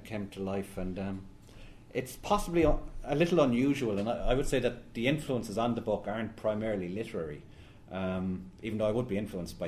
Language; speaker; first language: English; native; English